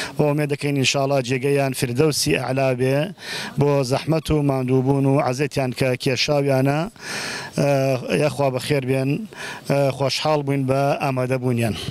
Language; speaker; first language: Central Kurdish; native; Central Kurdish